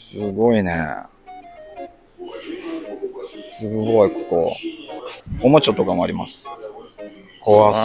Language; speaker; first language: Japanese; native; Japanese